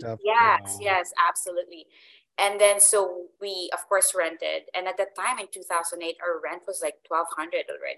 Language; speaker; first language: English; non-native, local second language; Filipino